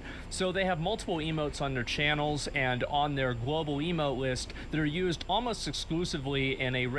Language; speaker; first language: English; native; English